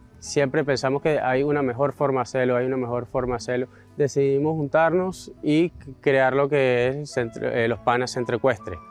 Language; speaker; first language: Spanish; native; Spanish